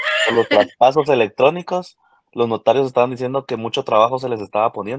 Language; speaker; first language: Spanish; native; Spanish